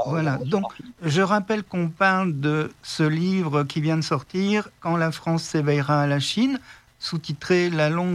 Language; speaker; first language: French; native; French